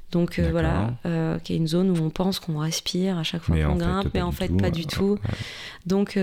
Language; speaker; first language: French; native; French